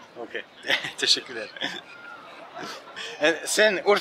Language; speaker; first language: Turkish; non-native, learner; French